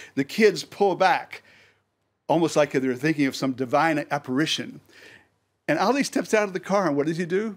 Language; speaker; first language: English; native; English